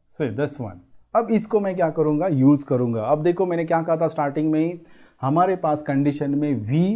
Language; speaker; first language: Hindi; non-native, local second language; Marathi